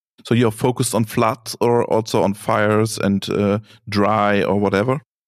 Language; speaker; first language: English; non-native, fluent; German